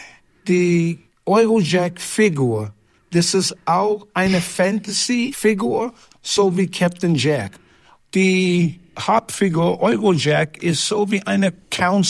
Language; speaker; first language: German; non-native, learner; English